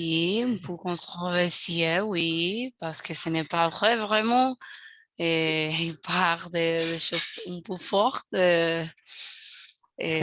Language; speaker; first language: French; non-native, learner; Spanish